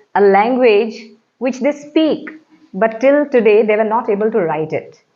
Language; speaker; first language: English; non-native, local second language; Assamese